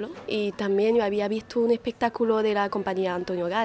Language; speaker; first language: French; native; French